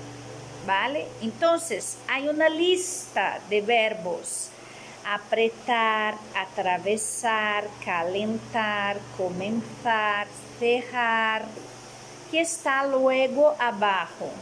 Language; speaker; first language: Spanish; non-native, fluent; Portuguese